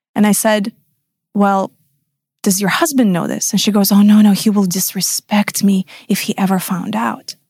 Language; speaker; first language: English; non-native, fluent; Russian